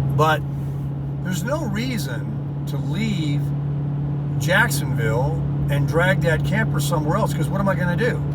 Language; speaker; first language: English; native; English